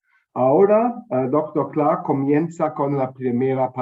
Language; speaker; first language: Spanish; non-native, fluent; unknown